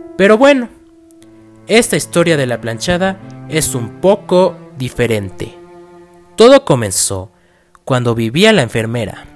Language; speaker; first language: Spanish; native; Spanish